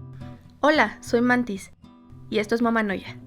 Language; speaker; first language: Spanish; native; Spanish